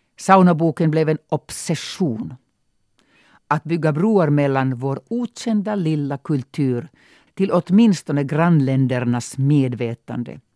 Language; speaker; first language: Swedish; non-native, local second language; Finnish